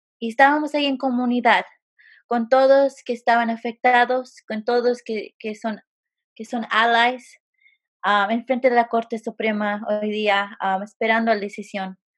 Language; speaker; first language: Spanish; early bilingual, heritage; Spanish